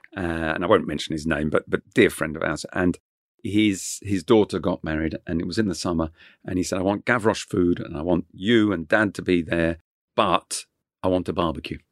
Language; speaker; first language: English; non-native, local second language; French